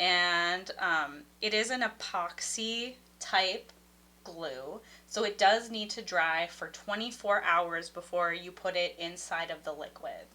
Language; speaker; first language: English; native; English